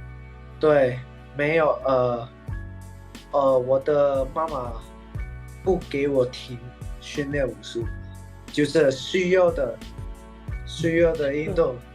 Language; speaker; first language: Chinese; non-native, learner; Indonesian